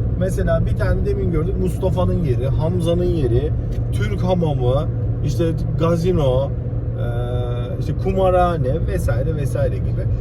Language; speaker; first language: Turkish; early bilingual, heritage; Turkish